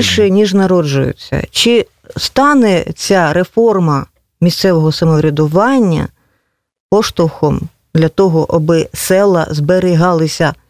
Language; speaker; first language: Ukrainian; native; Ukrainian